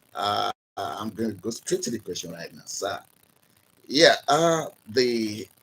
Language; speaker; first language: English; non-native, local second language; Yoruba